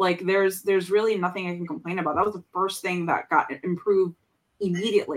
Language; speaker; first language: English; early bilingual, other home language; Spanish